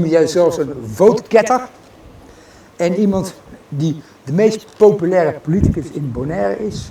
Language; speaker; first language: Dutch; native; Dutch